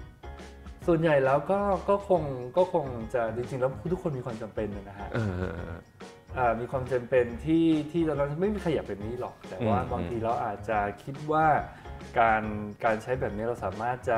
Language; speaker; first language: Thai; native; Thai